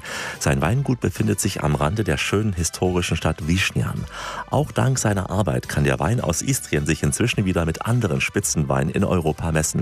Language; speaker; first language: German; native; German